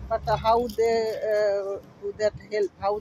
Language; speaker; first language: English; non-native, learner; Bangla